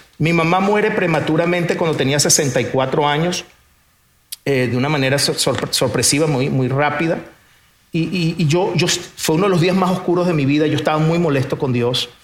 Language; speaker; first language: Spanish; early bilingual, other home language; Portuguese